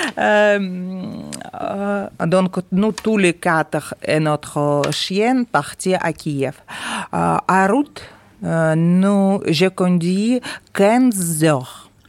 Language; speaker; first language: French; non-native, learner; Ukrainian